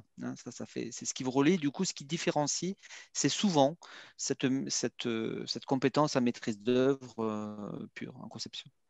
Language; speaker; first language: French; native; French